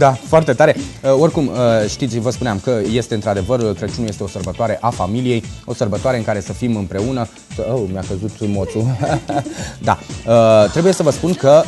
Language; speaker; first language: Romanian; native; Romanian